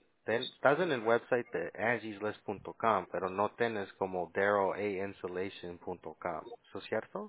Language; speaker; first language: Spanish; early bilingual, heritage; Spanish